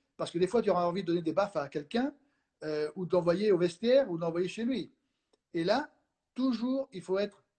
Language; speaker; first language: French; non-native, fluent; Spanish